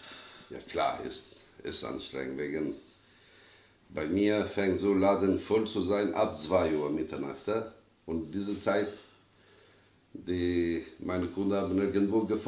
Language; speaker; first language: German; non-native, learner; Albanian